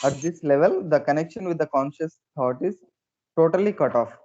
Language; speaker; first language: English; non-native, local second language; Telugu